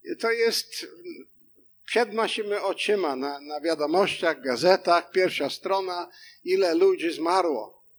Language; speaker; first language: Polish; non-native, fluent; English